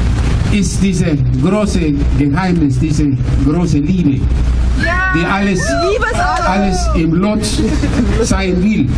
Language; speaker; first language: German; non-native, fluent; Spanish